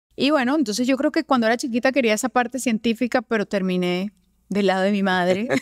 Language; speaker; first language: Spanish; native; Spanish